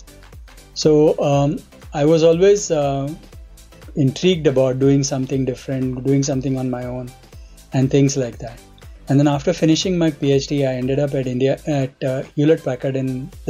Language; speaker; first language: English; non-native, local second language; Hindi